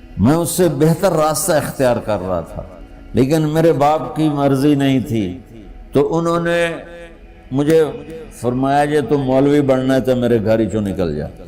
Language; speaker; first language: Urdu; non-native, local second language; Punjabi